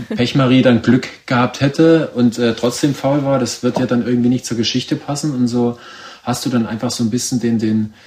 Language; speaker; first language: German; native; German